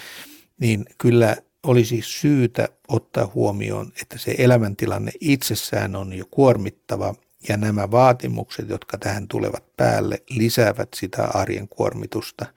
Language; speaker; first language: Finnish; native; Finnish